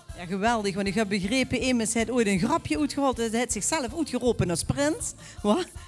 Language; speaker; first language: Dutch; native; Dutch